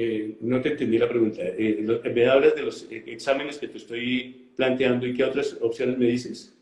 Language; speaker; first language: Spanish; native; Spanish